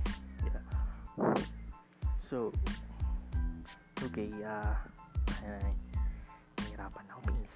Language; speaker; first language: English; non-native, local second language; Filipino